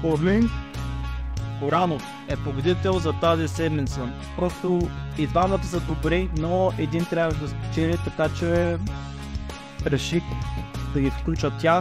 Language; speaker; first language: Bulgarian; native; Bulgarian